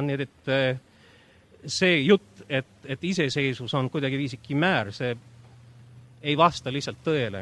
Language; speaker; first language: Estonian; early bilingual, heritage; Estonian